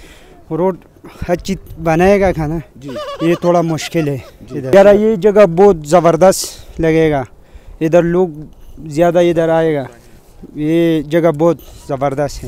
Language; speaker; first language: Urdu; non-native, local second language; Pashto